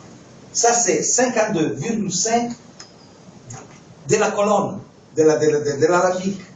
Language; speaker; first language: French; non-native, fluent; Italian